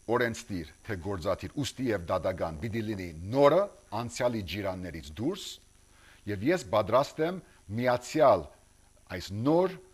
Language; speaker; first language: Armenian; early bilingual, heritage; Armenian